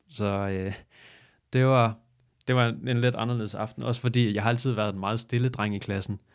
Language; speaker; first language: Danish; native; Danish